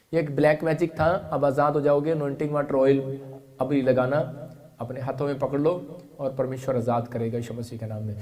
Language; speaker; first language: Hindi; non-native, local second language; Punjabi